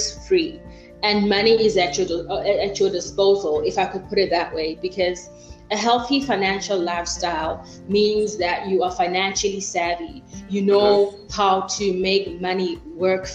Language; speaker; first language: English; non-native, local second language; Xhosa